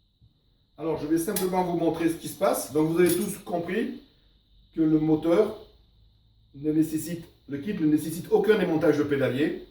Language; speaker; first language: French; native; French